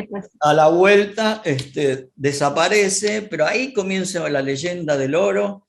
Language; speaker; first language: Spanish; native; Spanish